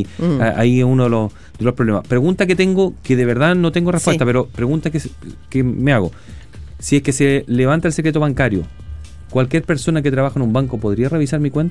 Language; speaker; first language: Spanish; native; Spanish